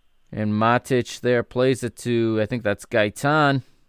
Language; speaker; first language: English; native; English